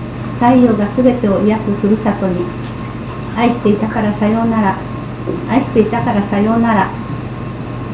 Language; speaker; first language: Japanese; native; Japanese